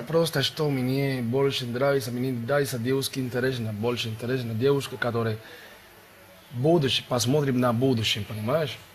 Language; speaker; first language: Russian; non-native, learner; Spanish